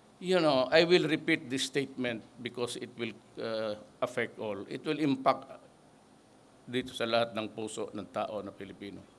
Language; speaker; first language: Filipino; non-native, local second language; Cebuano